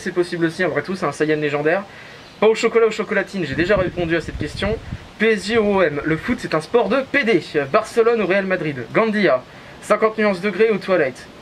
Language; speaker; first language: French; native; French